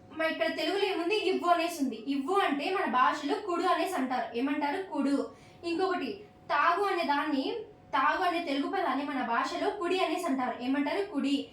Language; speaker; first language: Telugu; non-native, local second language; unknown